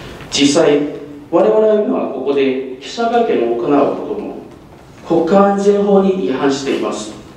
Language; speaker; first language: Japanese; non-native, fluent; Cantonese